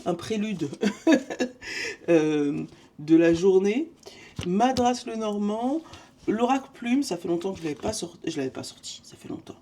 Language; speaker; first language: French; native; French